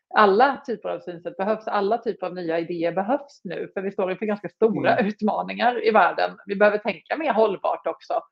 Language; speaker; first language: Swedish; native; Swedish